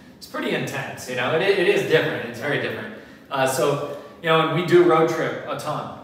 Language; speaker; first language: English; native; English